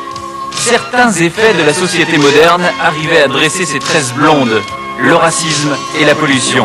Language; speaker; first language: French; native; French